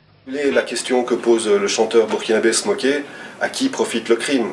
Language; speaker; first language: French; native; French